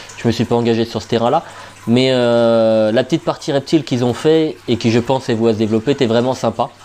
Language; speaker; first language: French; native; French